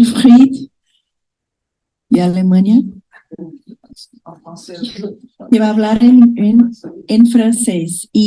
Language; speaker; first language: Spanish; non-native, fluent; Portuguese